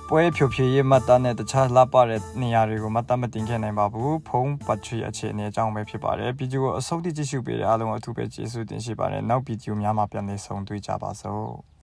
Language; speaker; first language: Burmese; non-native, local second language; Kachin